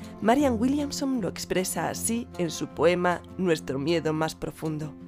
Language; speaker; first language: Spanish; native; Spanish